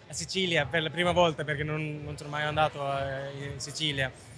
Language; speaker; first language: Italian; non-native, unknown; Sinhala